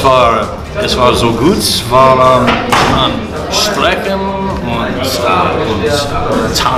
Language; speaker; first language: German; non-native, learner; English